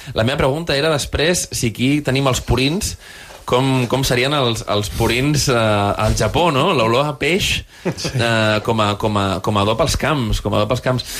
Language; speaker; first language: Catalan; native; Catalan